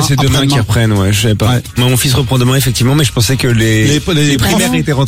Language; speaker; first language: French; native; French